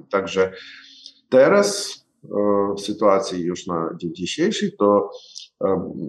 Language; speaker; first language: Polish; non-native, learner; Ukrainian